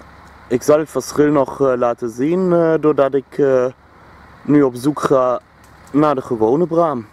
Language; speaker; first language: Dutch; non-native, fluent; German